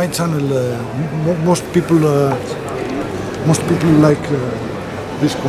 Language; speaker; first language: English; non-native, learner; Greek